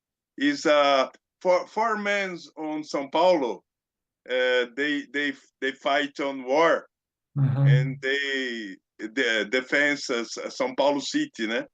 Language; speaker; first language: English; non-native, learner; Portuguese